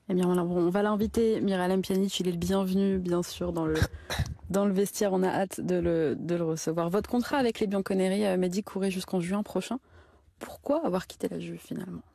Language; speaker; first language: French; native; French